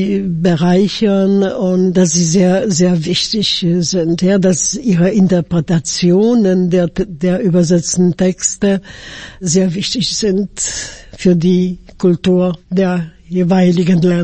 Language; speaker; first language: German; non-native, fluent; Polish